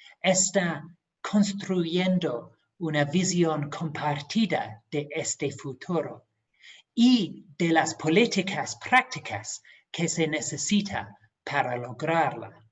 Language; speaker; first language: Spanish; non-native, fluent; English